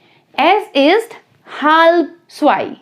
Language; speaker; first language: German; non-native, fluent; Hindi